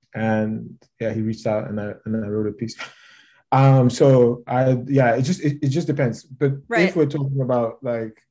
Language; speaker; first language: English; non-native, local second language; Yoruba